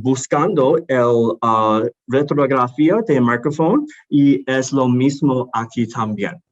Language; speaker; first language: Spanish; non-native, learner; English